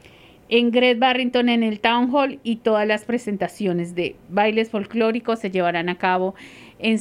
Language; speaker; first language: Spanish; native; Spanish